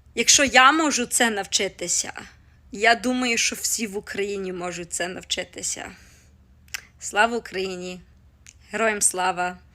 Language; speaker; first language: Ukrainian; early bilingual, heritage; Ukrainian